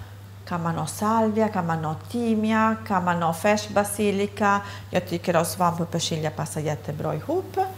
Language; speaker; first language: Swedish; non-native, fluent; Italian